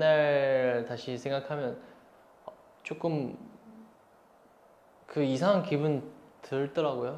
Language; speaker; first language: Korean; non-native, fluent; Chinese